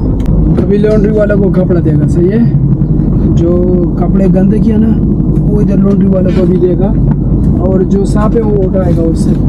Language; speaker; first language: Hindi; non-native, local second language; Pashto